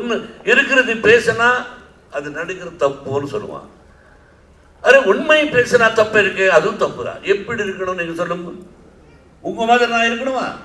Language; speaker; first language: Tamil; non-native, learner; Telugu